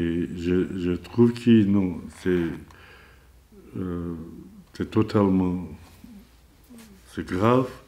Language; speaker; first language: French; non-native, learner; Azerbaijani